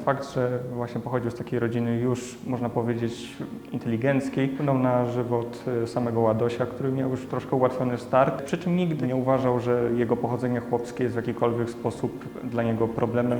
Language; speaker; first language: Polish; native; Polish